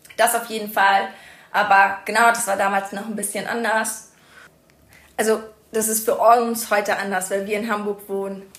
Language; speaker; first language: German; early bilingual, other home language; Persian